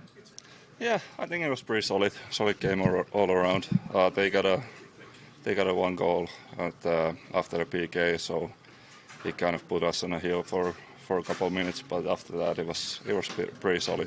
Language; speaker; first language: English; non-native, fluent; Finnish